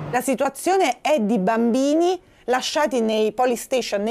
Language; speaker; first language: Italian; native; Italian